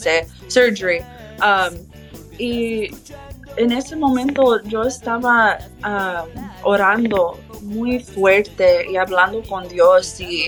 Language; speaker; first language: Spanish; early bilingual, heritage; English